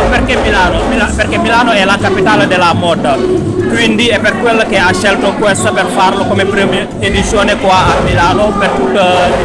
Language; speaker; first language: Italian; non-native, fluent; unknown